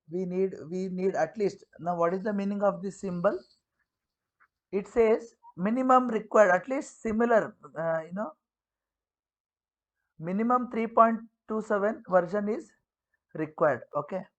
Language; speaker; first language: English; non-native, local second language; Kannada